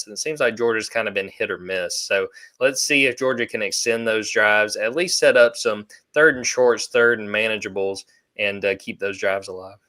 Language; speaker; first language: English; native; English